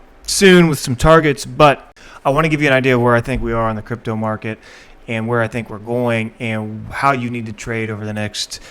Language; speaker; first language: English; native; English